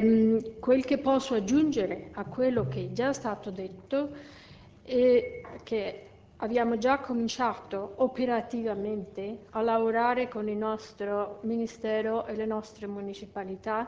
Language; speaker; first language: Italian; non-native, fluent; Spanish